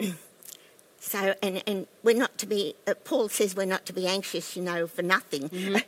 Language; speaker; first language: English; native; English